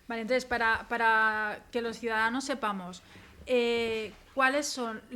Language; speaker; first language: Spanish; native; Spanish